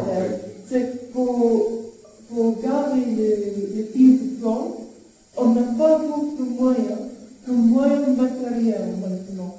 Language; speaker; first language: French; non-native, fluent; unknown